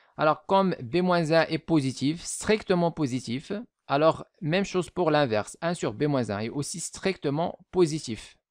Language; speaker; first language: French; non-native, local second language; Arabic